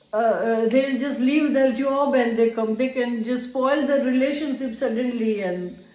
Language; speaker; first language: English; non-native, local second language; Gujarati